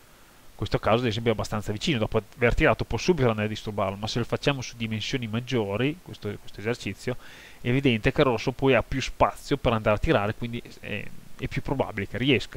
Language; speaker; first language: Italian; native; Italian